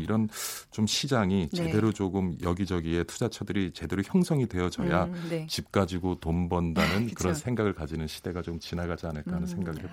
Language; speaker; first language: Korean; native; Korean